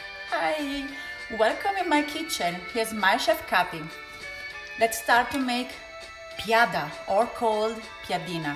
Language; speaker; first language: English; non-native, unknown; Italian